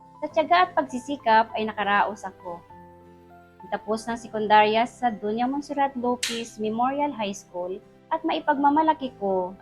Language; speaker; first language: Filipino; non-native, local second language; Hiligaynon